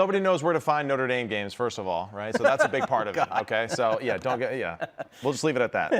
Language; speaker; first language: English; native; English